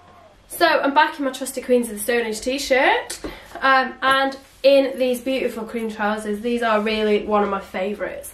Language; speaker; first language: English; native; English